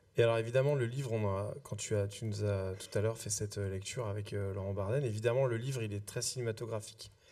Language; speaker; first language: French; native; French